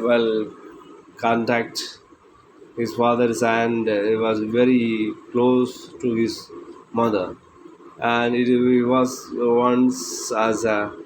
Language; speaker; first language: English; non-native, local second language; Tamil